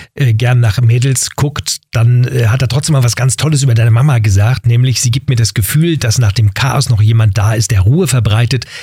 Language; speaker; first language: German; native; German